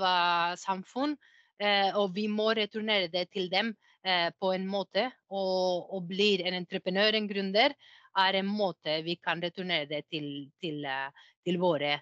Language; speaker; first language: Norwegian; non-native, fluent; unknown